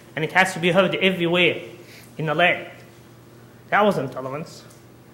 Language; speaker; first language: English; non-native, fluent; Arabic